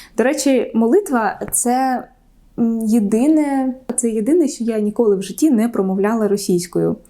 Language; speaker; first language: Ukrainian; non-native, local second language; Russian